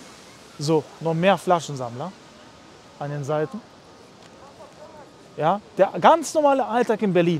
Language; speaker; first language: German; native; German